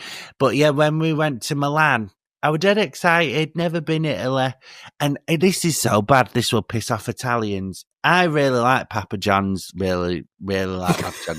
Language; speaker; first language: English; native; English